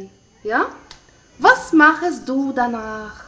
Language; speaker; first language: German; non-native, fluent; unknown